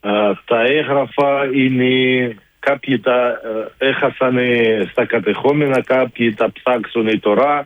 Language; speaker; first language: Greek; non-native, learner; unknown